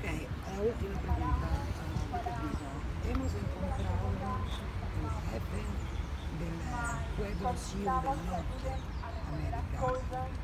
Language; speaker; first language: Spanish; non-native, learner; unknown